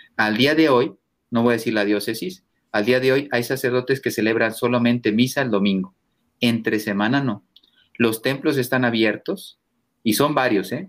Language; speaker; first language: Spanish; native; Spanish